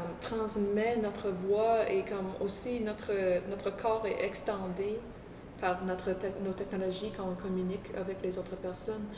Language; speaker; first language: French; non-native, local second language; English